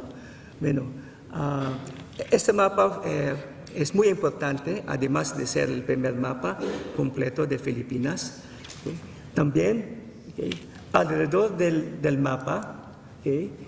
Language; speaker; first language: Spanish; non-native, fluent; Filipino